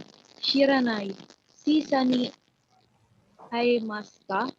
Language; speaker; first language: Japanese; non-native, learner; Filipino